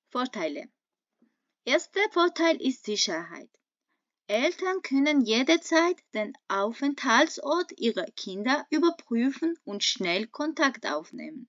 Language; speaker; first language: German; non-native, fluent; Armenian